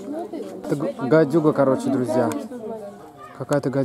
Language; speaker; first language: Russian; native; Russian